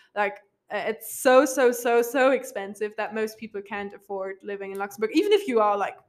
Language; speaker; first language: English; non-native, fluent; Luxembourgish